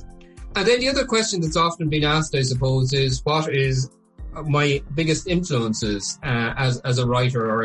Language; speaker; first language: English; native; English